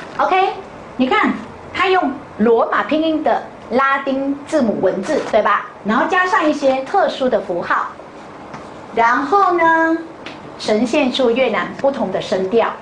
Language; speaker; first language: Chinese; non-native, fluent; Vietnamese